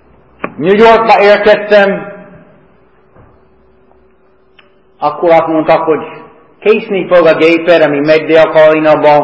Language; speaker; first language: Hungarian; non-native, fluent; English